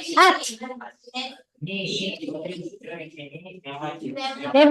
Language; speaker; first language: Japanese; non-native, fluent; Tamil